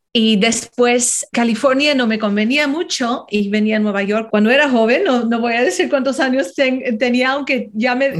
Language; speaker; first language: Spanish; non-native, fluent; English